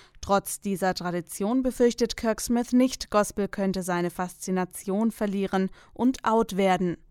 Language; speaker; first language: German; native; German